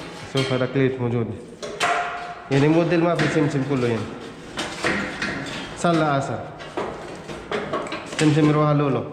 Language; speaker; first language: Arabic; non-native, learner; Filipino